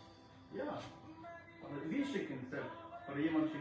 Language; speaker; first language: German; non-native, learner; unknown